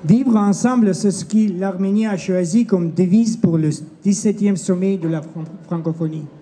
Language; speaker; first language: French; non-native, learner; Armenian